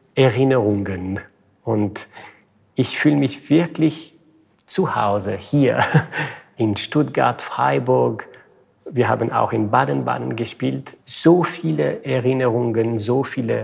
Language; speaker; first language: German; non-native, fluent; French